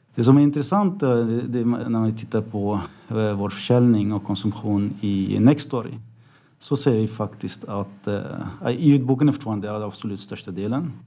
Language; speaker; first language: Swedish; early bilingual, other home language; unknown